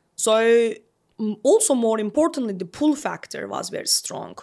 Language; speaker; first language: English; non-native, fluent; Turkish